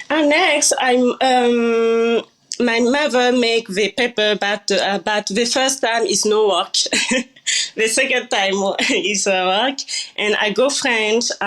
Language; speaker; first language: English; non-native, learner; French